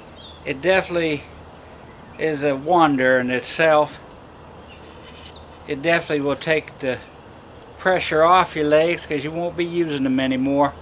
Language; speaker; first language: English; native; English